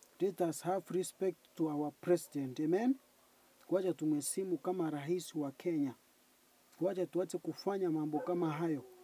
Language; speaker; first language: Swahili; non-native, local second language; Gusii